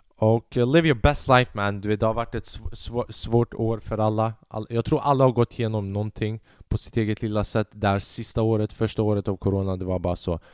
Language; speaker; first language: Swedish; early bilingual, other home language; Albanian